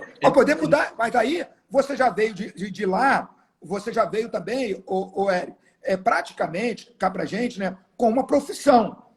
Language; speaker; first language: Portuguese; native; Portuguese